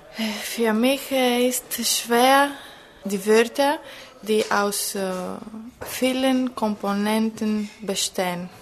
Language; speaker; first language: German; non-native, fluent; Greek